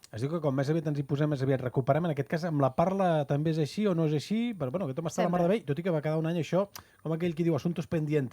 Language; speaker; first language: Catalan; native; Catalan